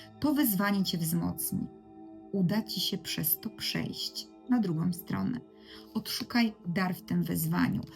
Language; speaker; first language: Polish; native; Polish